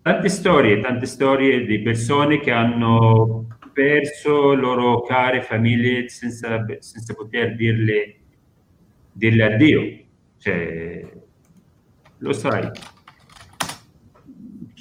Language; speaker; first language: Italian; non-native, fluent; Arabic